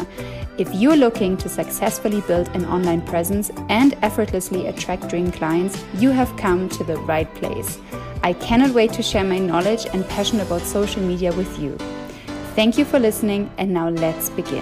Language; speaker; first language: English; non-native, fluent; German